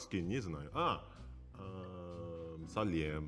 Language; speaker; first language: Russian; non-native, learner; Indonesian